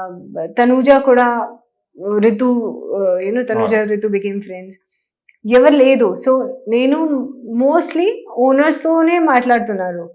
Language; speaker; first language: Telugu; non-native, learner; Hindi